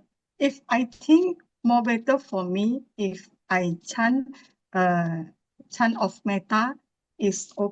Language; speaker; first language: English; non-native, learner; Indonesian